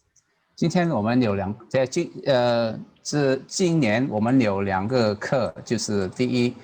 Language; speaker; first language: Chinese; non-native, learner; Indonesian